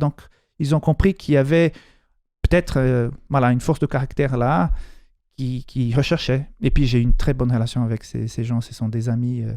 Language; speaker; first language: French; non-native, fluent; Portuguese